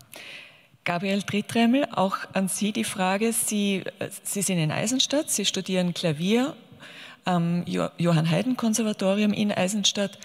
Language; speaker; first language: German; native; German